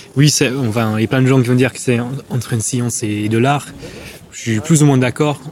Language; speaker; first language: French; non-native, fluent; English